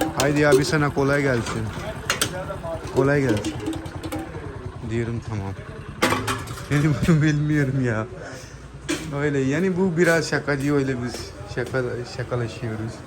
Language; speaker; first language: Turkish; non-native, learner; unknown